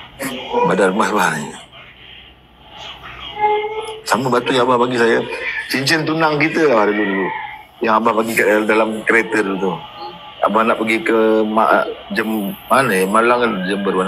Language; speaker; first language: Malay; native; Malay